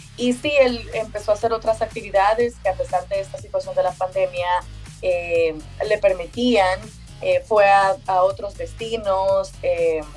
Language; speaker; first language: Spanish; native; Spanish